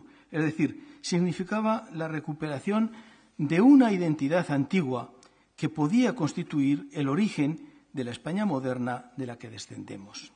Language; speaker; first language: Spanish; native; Spanish